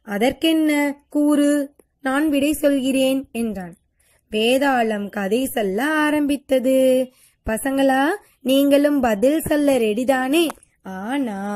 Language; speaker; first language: Tamil; native; Tamil